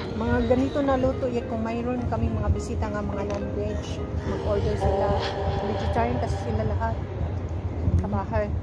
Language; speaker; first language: Filipino; non-native, local second language; Cebuano